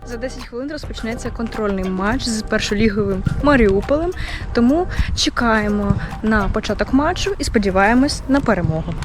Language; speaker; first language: Ukrainian; native; Ukrainian